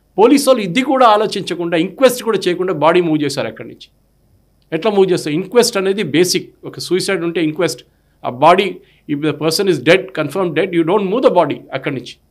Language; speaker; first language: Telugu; non-native, local second language; Malayalam